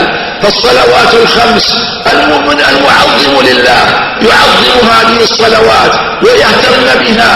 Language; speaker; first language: Arabic; native; Arabic